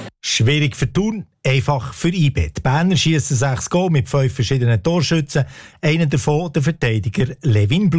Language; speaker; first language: German; native; German